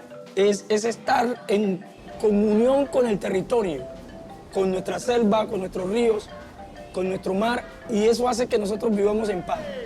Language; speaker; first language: Spanish; native; Spanish